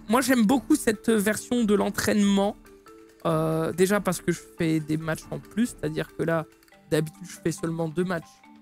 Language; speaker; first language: French; native; French